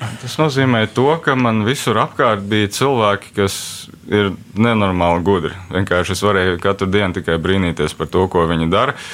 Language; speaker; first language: Latvian; early bilingual, heritage; Latvian